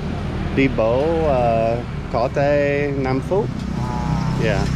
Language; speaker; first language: Vietnamese; non-native, learner; English